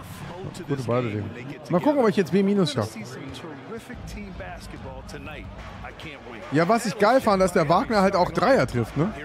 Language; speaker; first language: German; native; German